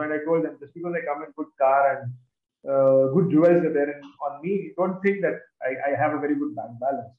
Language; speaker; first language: English; non-native, local second language; Kannada